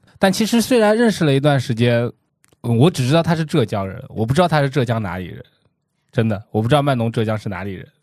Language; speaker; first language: Chinese; non-native, local second language; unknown